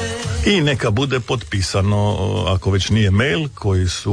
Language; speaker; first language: Serbian; native; Serbian